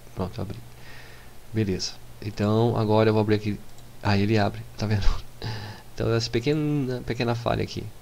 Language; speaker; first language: Portuguese; native; Portuguese